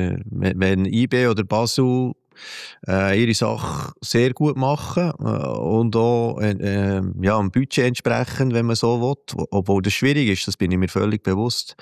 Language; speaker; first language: German; native; German